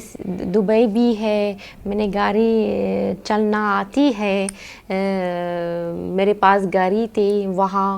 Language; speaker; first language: Hindi; non-native, learner; Arabic